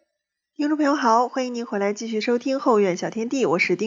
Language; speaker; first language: Chinese; native; Chinese